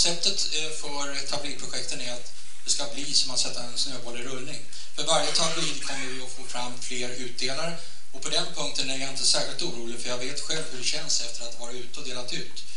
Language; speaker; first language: Swedish; native; Swedish